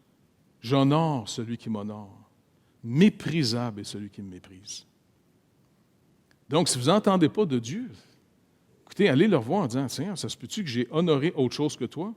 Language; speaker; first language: French; native; French